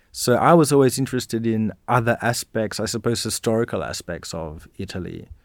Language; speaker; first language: English; native; English